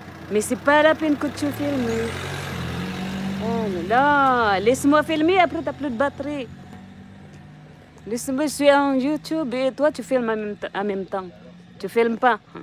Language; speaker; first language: French; non-native, learner; Filipino